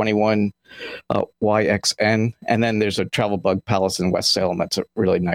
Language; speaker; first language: English; native; English